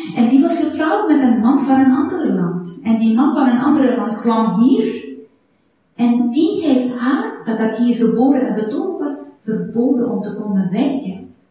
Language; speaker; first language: Dutch; non-native, fluent; Persian